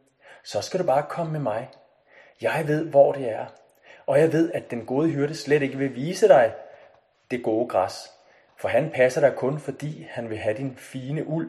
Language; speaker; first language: Danish; native; Danish